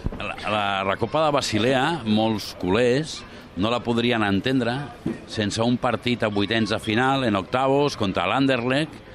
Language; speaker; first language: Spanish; non-native, local second language; Catalan